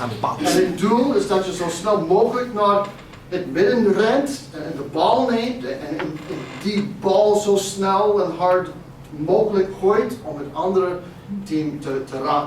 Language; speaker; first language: Dutch; non-native, fluent; English